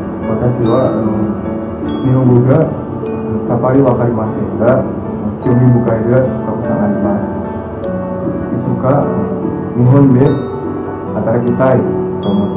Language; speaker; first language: Japanese; non-native, learner; Indonesian